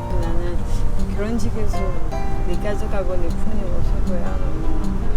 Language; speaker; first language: Korean; non-native, learner; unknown